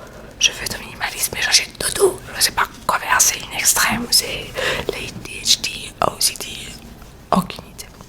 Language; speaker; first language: French; non-native, learner; Spanish